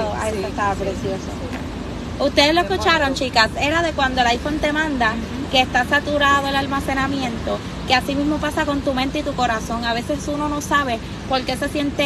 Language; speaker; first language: Spanish; native; Spanish